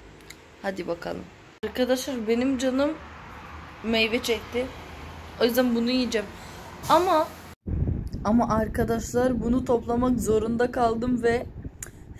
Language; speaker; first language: Turkish; early bilingual, other home language; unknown